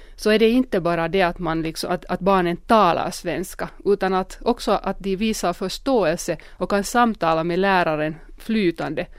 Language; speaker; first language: Swedish; non-native, local second language; Finnish